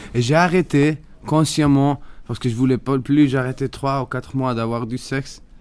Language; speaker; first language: French; non-native, fluent; Spanish